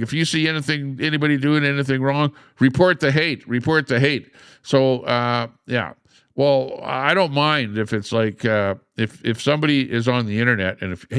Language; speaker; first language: English; native; English